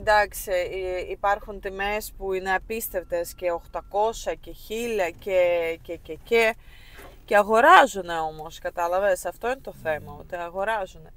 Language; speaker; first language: Greek; non-native, fluent; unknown